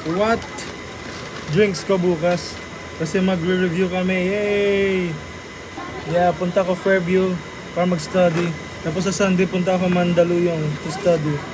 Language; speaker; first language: Filipino; native; Filipino